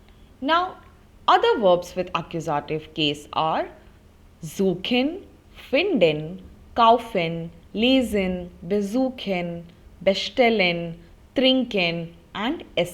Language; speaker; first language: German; non-native, fluent; Hindi